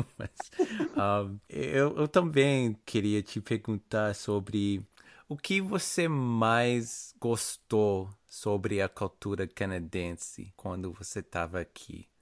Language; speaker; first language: Portuguese; non-native, fluent; English